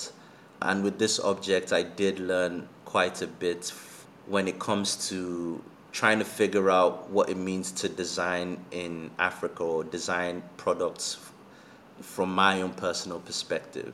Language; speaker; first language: English; non-native, local second language; Yoruba